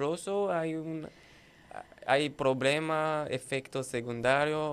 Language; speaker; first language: Spanish; non-native, learner; French